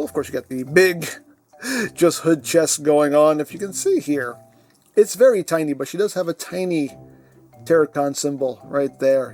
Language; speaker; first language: English; native; English